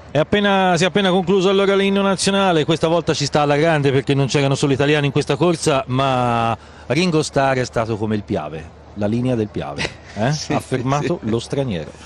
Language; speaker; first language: Italian; native; Italian